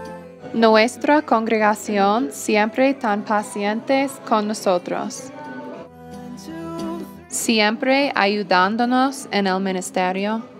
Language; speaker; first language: Spanish; non-native, fluent; English